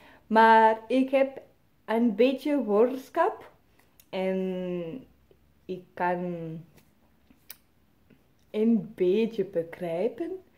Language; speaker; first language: German; non-native, learner; French